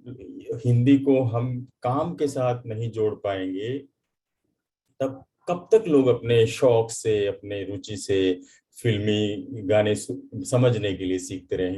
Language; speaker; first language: Hindi; native; Hindi